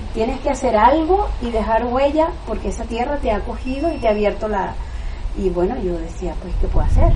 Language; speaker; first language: Spanish; native; Spanish